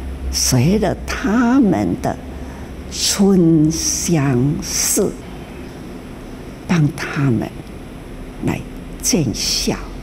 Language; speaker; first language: Chinese; native; Chinese